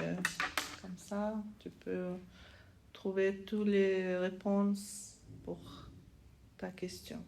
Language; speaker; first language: French; non-native, learner; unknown